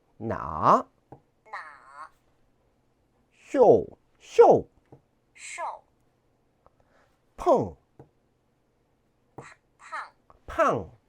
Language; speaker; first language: Chinese; non-native, learner; Korean